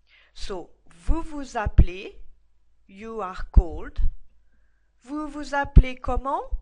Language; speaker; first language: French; non-native, fluent; English